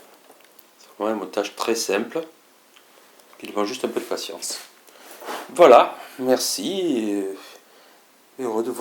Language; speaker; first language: French; native; French